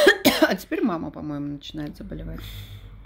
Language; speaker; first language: Russian; native; Russian